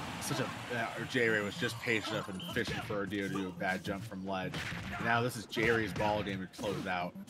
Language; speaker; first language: English; native; English